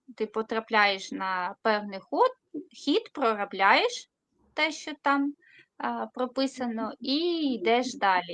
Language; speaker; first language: Ukrainian; non-native, local second language; Russian